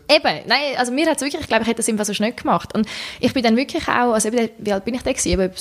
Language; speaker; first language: German; native; German